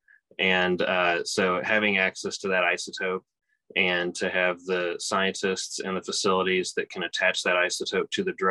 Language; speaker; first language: English; native; English